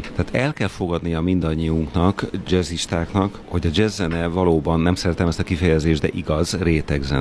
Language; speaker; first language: Hungarian; native; Hungarian